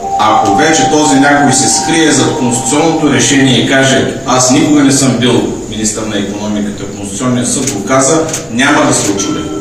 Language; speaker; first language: Bulgarian; non-native, local second language; Turkish